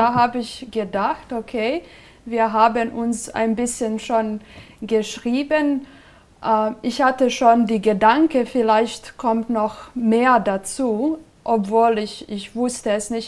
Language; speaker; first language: German; non-native, fluent; Serbian